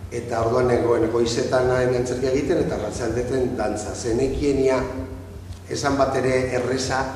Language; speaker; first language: Basque; native; Basque